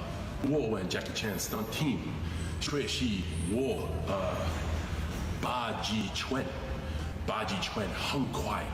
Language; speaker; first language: Chinese; non-native, learner; English